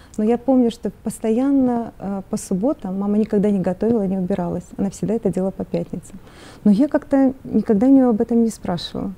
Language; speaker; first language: Russian; native; Russian